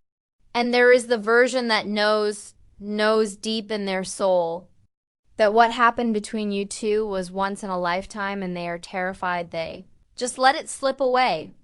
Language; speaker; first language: English; native; English